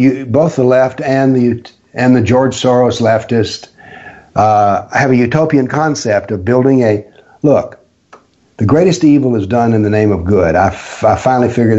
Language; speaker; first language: English; native; English